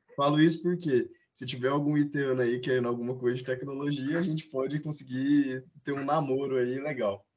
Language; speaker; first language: Portuguese; native; Portuguese